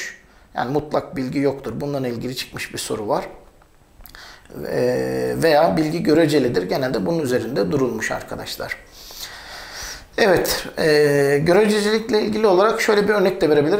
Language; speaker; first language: Turkish; native; Turkish